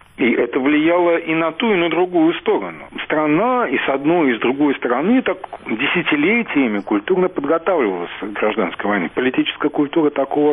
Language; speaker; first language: Russian; native; Russian